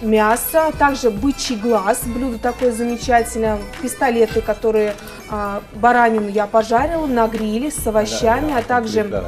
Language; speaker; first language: Russian; native; Russian